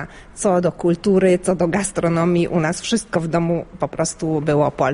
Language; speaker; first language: Polish; early bilingual, heritage; Polish